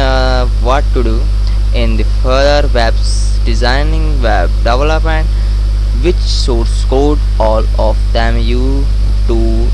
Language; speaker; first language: English; non-native, learner; Hindi